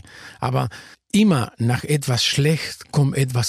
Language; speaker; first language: German; non-native, fluent; Spanish